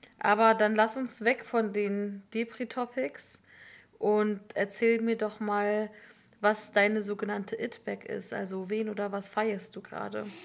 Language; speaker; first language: German; native; German